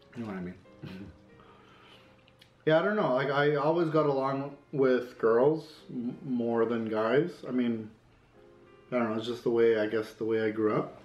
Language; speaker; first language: English; native; English